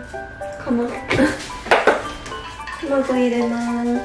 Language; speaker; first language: Japanese; non-native, learner; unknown